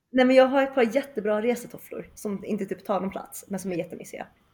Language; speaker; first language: Swedish; early bilingual, other home language; Chinese